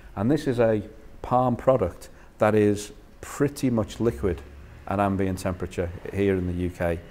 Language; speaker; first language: English; native; English